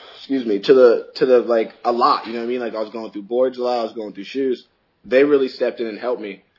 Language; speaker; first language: English; native; English